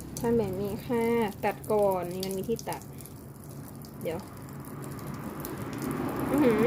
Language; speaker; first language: Thai; native; Thai